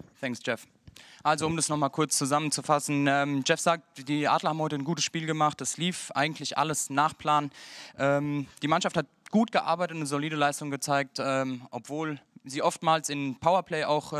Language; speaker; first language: German; native; German